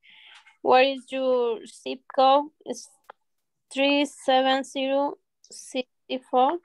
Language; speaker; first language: English; non-native, learner; Spanish